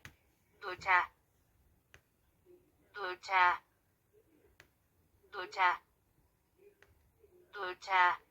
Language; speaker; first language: Spanish; non-native, learner; Haitian Creole